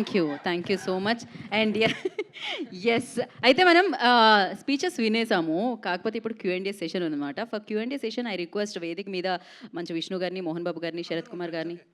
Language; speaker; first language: Telugu; native; Telugu